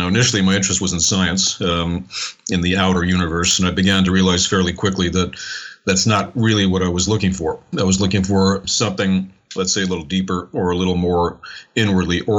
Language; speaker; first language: English; native; English